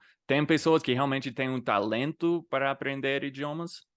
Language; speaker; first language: Portuguese; non-native, fluent; English